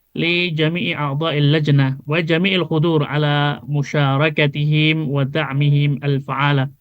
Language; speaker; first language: Arabic; non-native, fluent; Indonesian